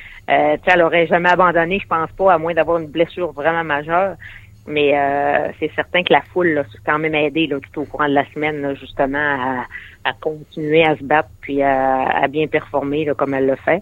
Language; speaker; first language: French; native; French